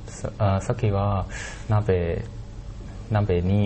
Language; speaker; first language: Japanese; non-native, learner; Chinese